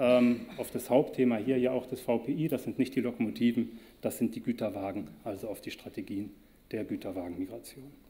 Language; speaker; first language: German; native; German